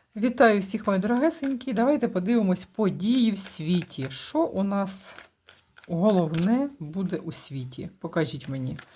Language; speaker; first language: Ukrainian; non-native, local second language; Russian